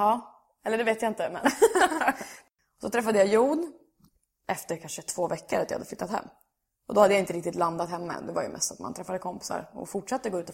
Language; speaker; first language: Swedish; native; Swedish